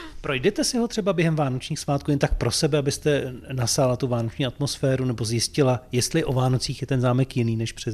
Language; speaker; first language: Czech; native; Czech